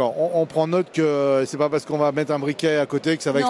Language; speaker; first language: French; native; French